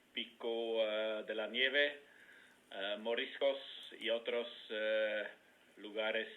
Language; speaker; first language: Spanish; non-native, learner; Dutch